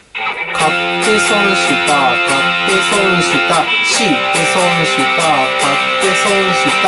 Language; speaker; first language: Japanese; native; Japanese